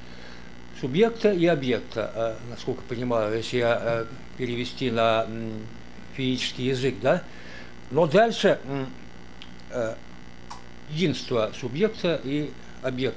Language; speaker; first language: Russian; native; Russian